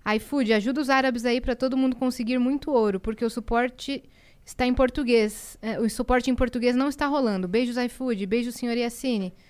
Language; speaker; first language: Portuguese; native; Portuguese